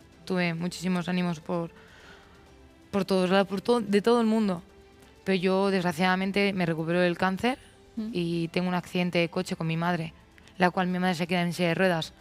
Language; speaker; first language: Spanish; native; Spanish